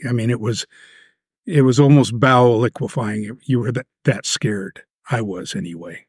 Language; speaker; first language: English; native; English